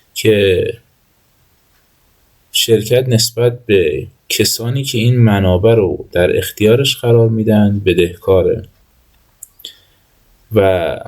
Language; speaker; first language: Persian; native; Persian